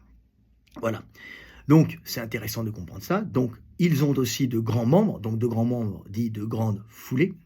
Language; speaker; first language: French; native; French